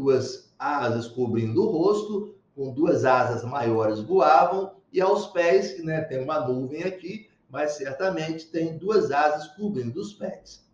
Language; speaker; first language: Portuguese; native; Portuguese